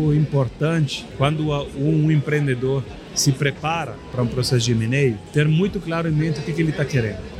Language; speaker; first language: Portuguese; non-native, fluent; Italian